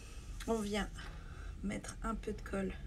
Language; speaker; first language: French; native; French